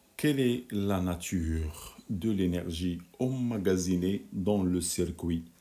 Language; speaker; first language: French; non-native, local second language; Arabic